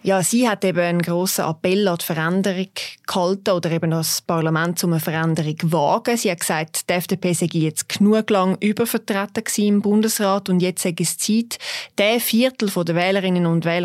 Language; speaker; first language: German; native; German